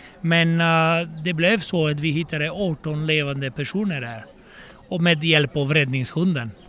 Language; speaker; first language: Swedish; non-native, fluent; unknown